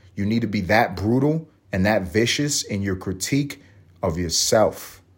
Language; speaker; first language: English; native; English